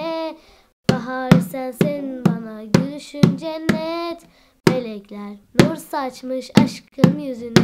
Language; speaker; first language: Turkish; early bilingual, other home language; Arabic